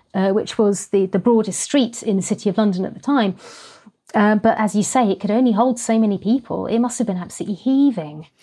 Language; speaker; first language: English; native; English